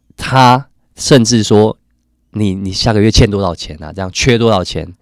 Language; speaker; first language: Chinese; native; Chinese